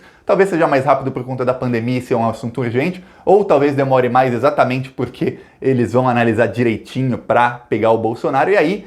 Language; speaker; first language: Portuguese; native; Portuguese